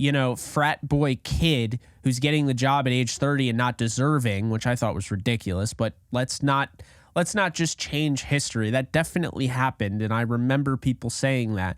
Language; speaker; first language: English; native; English